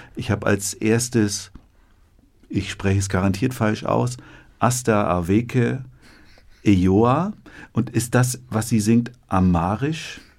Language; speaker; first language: German; native; German